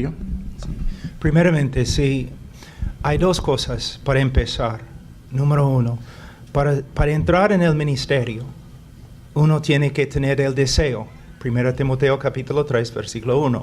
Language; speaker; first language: Spanish; non-native, fluent; English